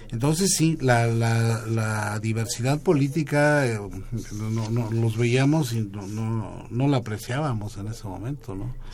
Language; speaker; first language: Spanish; native; Spanish